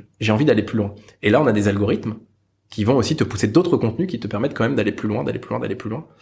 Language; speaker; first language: French; native; French